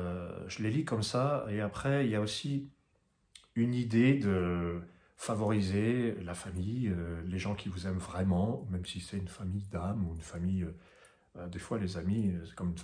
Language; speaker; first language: French; native; French